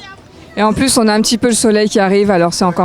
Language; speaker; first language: French; native; French